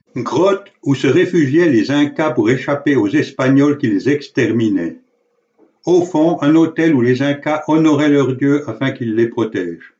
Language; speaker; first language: French; native; French